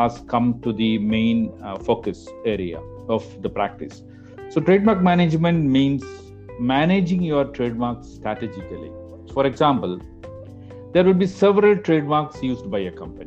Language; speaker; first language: English; non-native, local second language; Malayalam